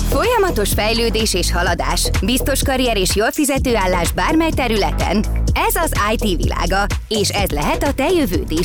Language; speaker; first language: Hungarian; native; Hungarian